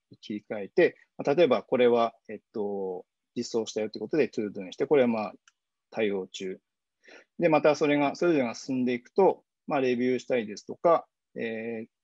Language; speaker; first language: Japanese; native; Japanese